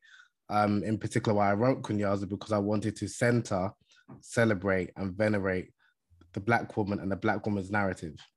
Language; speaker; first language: English; native; English